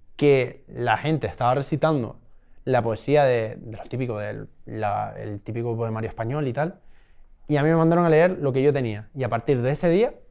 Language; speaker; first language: Spanish; native; Spanish